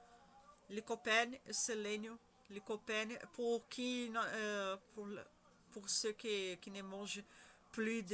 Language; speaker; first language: French; non-native, learner; Spanish